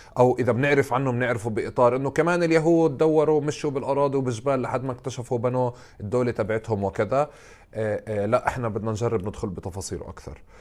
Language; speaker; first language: Arabic; native; Arabic